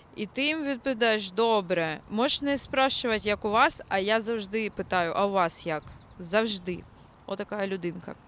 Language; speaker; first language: Ukrainian; non-native, local second language; Russian